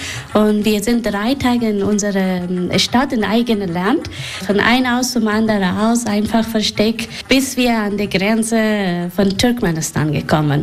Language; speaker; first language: German; non-native, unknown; Persian